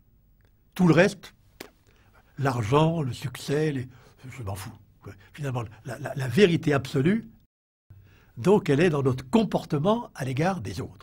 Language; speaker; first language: French; native; French